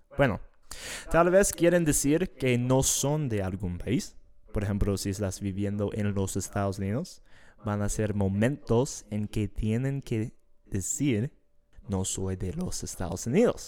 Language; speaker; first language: Spanish; non-native, fluent; English